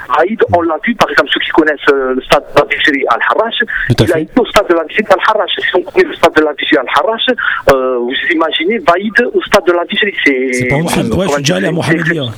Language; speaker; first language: French; native; French